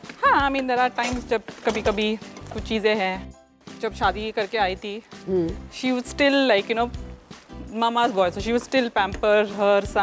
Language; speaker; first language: Hindi; native; Hindi